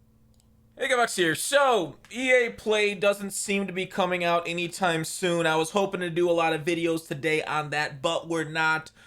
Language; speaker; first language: English; native; English